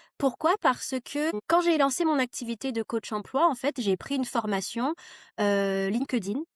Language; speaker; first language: French; non-native, local second language; Malagasy